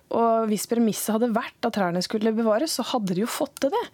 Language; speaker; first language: Norwegian; native; Norwegian